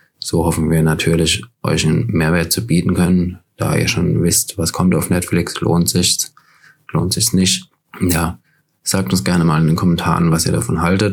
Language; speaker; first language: German; native; German